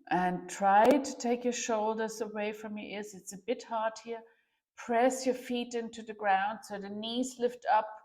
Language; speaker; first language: English; non-native, fluent; German